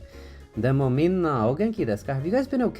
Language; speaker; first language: Japanese; non-native, learner; English